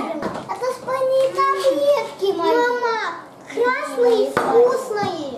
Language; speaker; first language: Russian; early bilingual, heritage; Russian